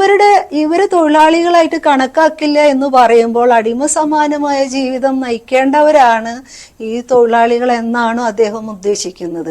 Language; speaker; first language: Malayalam; native; Malayalam